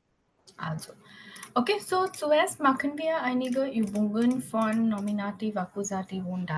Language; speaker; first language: German; non-native, fluent; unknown